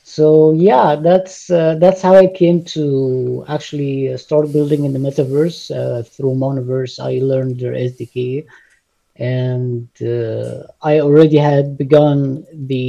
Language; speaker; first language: English; non-native, fluent; Arabic